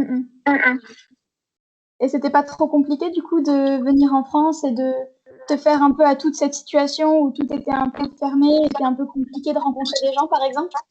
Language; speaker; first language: French; native; French